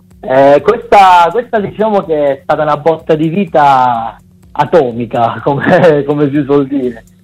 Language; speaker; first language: Italian; native; Italian